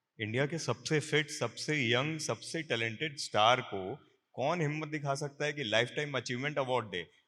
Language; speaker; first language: Hindi; native; Hindi